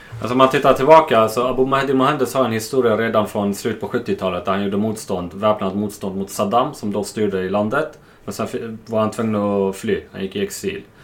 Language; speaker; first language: Swedish; non-native, fluent; Arabic